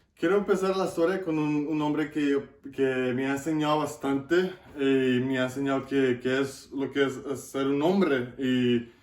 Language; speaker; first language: Spanish; early bilingual, heritage; Spanish